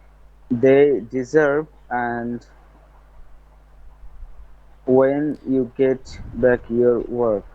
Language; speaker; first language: English; non-native, learner; Bangla